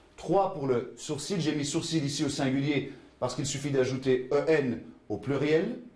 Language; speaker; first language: French; native; French